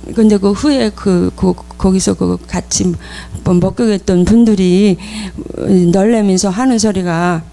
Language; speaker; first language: Korean; native; Korean